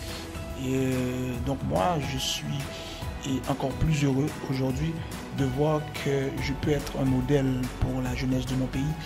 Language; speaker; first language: French; non-native, local second language; Haitian Creole